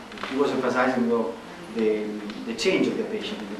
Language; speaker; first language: English; non-native, fluent; Italian